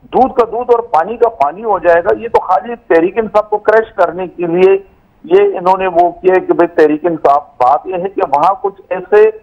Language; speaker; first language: Urdu; non-native, local second language; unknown